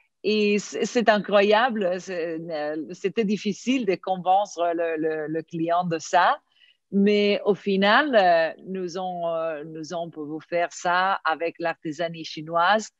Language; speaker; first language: French; non-native, fluent; Italian